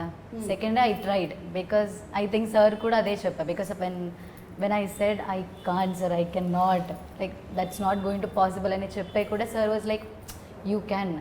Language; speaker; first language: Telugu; non-native, learner; Malayalam